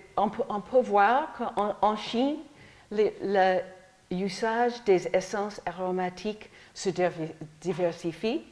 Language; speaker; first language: French; non-native, fluent; English